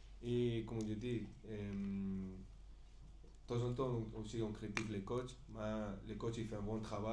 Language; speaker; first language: French; non-native, fluent; Spanish